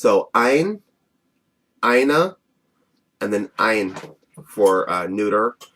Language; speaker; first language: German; non-native, fluent; English